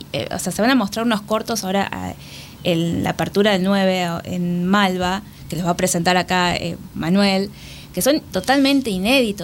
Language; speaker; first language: Spanish; native; Spanish